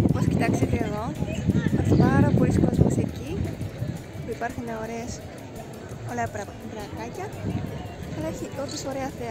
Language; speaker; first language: Greek; non-native, fluent; Japanese